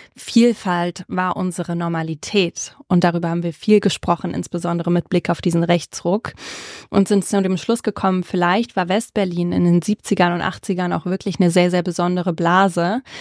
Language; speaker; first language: German; early bilingual, other home language; Croatian